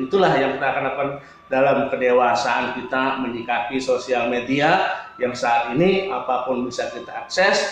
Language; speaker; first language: Indonesian; native; Indonesian